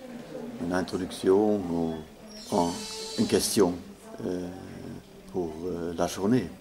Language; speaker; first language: French; non-native, fluent; Swedish